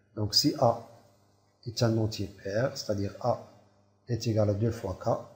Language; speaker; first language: French; non-native, local second language; Arabic